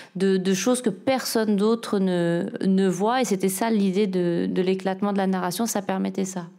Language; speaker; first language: French; native; French